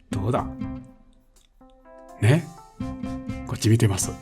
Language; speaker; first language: Japanese; native; Japanese